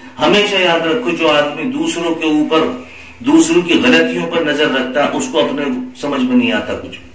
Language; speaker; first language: Urdu; native; Urdu